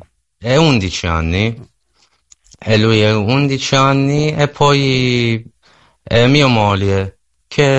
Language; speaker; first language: Italian; non-native, learner; Persian